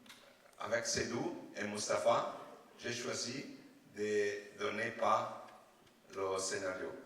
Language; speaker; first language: French; non-native, learner; Italian